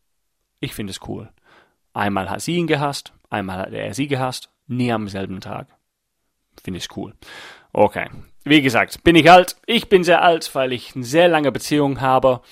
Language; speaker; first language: German; non-native, fluent; English